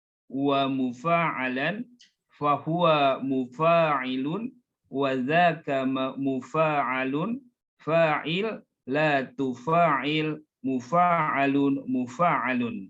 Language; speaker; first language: Arabic; non-native, learner; Indonesian